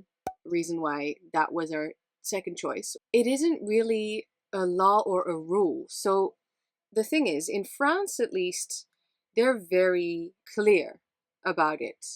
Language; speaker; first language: English; non-native, fluent; Dutch